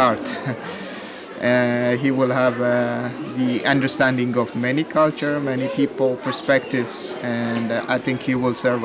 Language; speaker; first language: English; non-native, fluent; Amharic